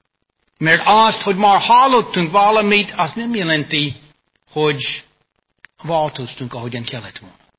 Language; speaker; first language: Hungarian; non-native, fluent; English